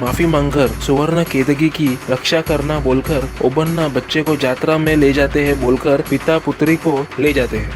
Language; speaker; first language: Hindi; non-native, local second language; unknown